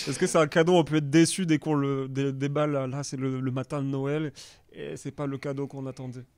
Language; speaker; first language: French; native; French